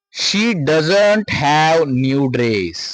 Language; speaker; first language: English; non-native, local second language; Marathi